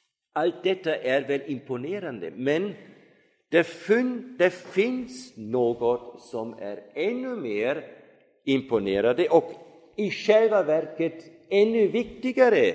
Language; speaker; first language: Swedish; non-native, fluent; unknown